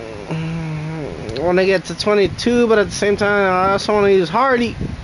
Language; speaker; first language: English; early bilingual, other home language; Spanish